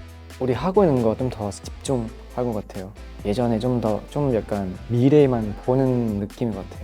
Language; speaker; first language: Korean; non-native, fluent; Thai